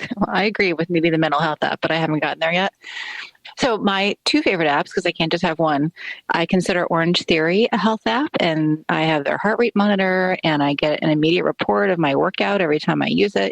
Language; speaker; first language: English; native; English